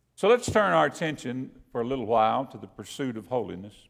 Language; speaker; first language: English; native; English